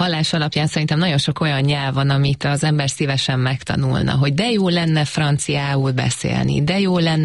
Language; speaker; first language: Hungarian; native; Hungarian